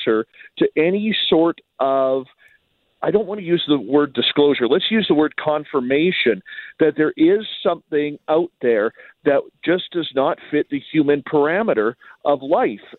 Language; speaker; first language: English; native; English